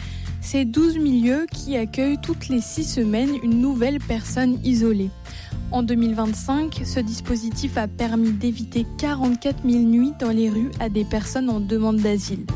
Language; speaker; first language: French; native; French